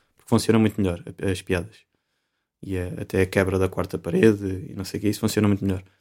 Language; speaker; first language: Portuguese; native; Portuguese